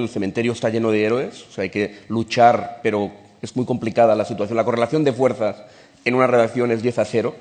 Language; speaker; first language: Spanish; native; Spanish